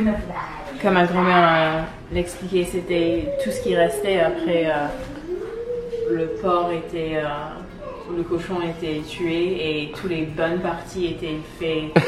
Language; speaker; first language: French; non-native, fluent; English